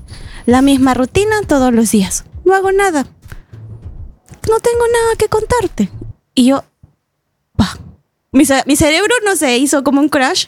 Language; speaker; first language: Spanish; native; Spanish